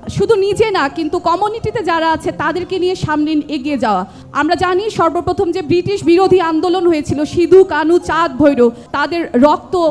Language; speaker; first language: Bangla; non-native, local second language; Santali